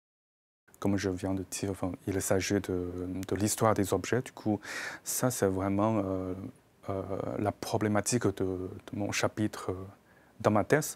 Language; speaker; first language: French; non-native, fluent; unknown